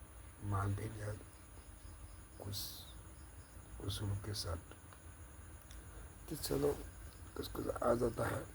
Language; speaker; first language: Hindi; non-native, local second language; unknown